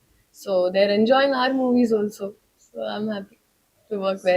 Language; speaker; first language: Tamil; non-native, learner; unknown